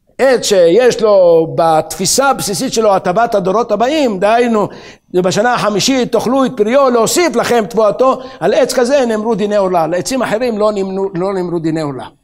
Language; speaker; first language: Hebrew; native; Hebrew